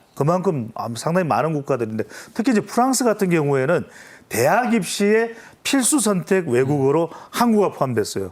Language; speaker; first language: Korean; native; Korean